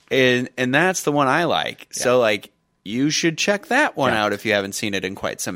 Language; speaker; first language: English; native; English